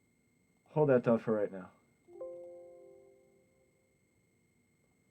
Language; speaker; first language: English; native; English